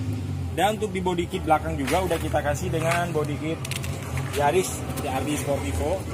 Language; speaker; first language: Indonesian; native; Indonesian